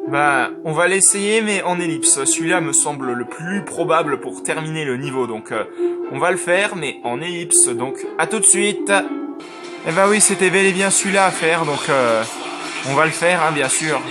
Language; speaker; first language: French; native; French